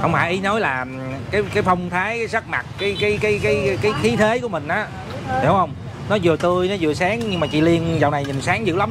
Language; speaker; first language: Vietnamese; native; Vietnamese